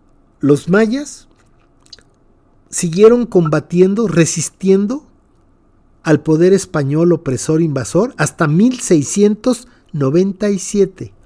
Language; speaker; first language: Spanish; native; Spanish